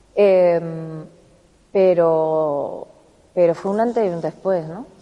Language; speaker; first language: Spanish; native; Spanish